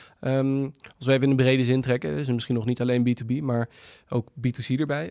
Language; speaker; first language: Dutch; native; Dutch